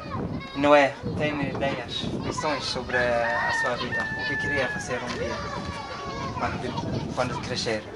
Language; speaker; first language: Portuguese; non-native, learner; Swedish